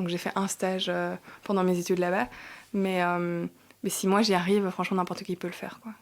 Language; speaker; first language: French; native; French